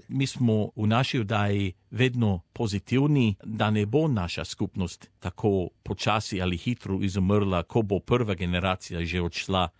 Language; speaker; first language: Slovenian; early bilingual, heritage; Slovenian